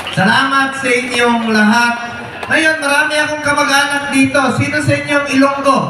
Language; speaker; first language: Filipino; non-native, local second language; Cebuano